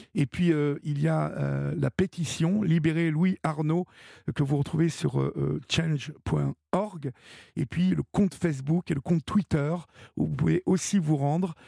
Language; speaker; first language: French; native; French